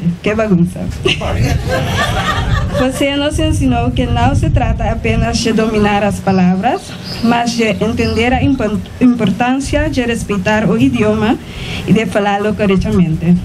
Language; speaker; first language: Portuguese; non-native, learner; Papiamento